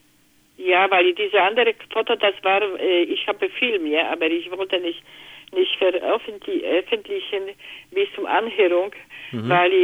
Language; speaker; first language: German; non-native, learner; Polish